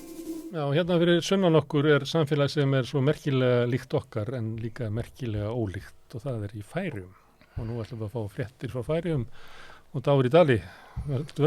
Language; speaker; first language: Icelandic; native; Icelandic